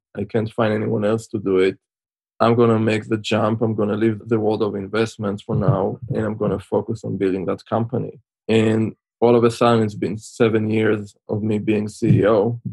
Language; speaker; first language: English; non-native, fluent; Hebrew